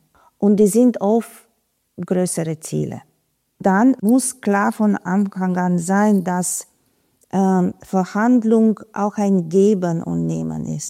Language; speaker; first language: German; non-native, fluent; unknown